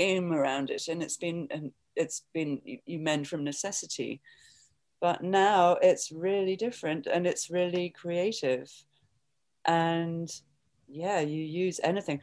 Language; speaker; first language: English; native; English